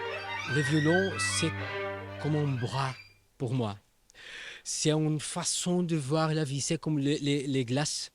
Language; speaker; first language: French; non-native, learner; Portuguese